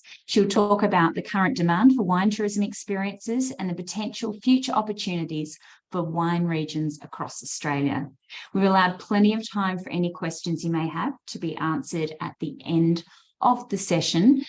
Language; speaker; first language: English; native; English